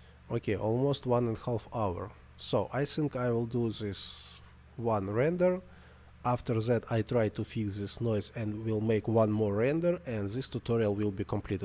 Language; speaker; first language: English; non-native, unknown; Russian